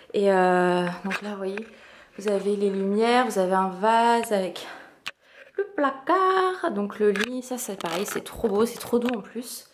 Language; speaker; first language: French; native; French